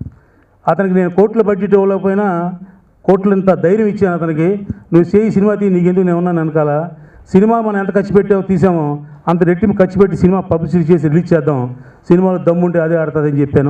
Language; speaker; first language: Telugu; native; Telugu